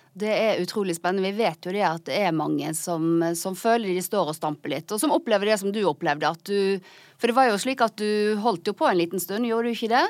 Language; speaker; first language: Norwegian; native; Norwegian